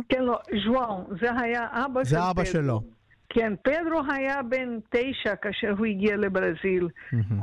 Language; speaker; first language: Hebrew; non-native, fluent; Portuguese